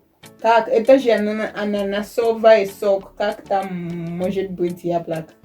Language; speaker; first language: Russian; non-native, fluent; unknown